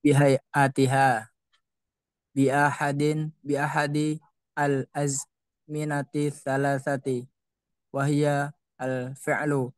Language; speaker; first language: Arabic; non-native, learner; Indonesian